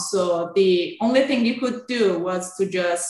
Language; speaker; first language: English; non-native, fluent; Azerbaijani